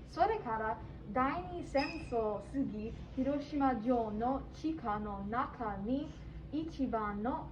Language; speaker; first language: Japanese; non-native, learner; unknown